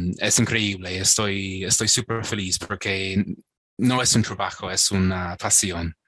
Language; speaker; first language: Spanish; non-native, fluent; English